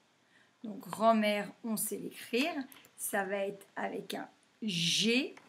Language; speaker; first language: French; native; French